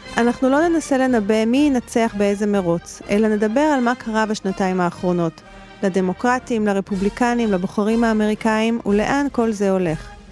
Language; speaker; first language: Hebrew; native; Hebrew